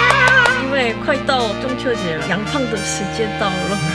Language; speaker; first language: Chinese; non-native, fluent; Korean